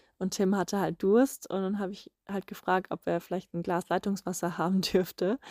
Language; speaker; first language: German; native; German